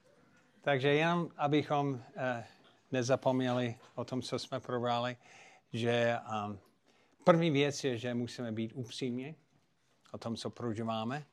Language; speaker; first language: Czech; non-native, fluent; English